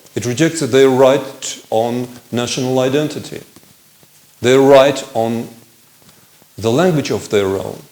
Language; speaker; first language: English; non-native, fluent; Armenian